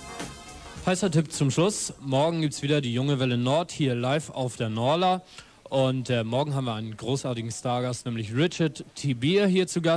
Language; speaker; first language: German; native; German